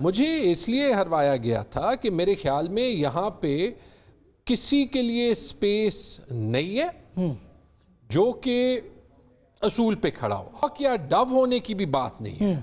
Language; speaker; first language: Urdu; non-native, local second language; Pashto